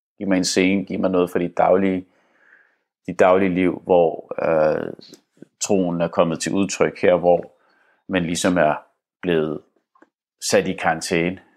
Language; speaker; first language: Danish; early bilingual, other home language; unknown